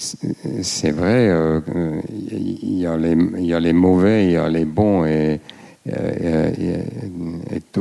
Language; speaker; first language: French; non-native, fluent; German